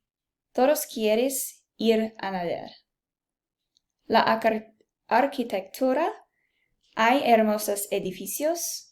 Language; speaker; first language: Spanish; non-native, learner; English